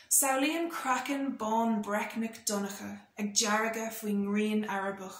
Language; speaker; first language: Irish; non-native, local second language; English